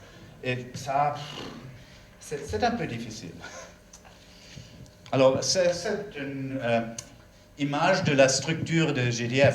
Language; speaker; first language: French; non-native, learner; German